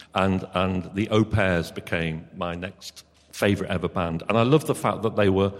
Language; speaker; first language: English; native; English